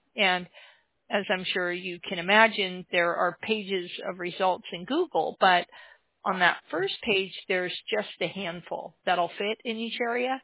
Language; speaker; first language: English; native; English